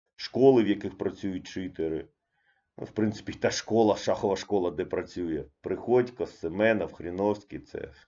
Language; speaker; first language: Ukrainian; non-native, local second language; Russian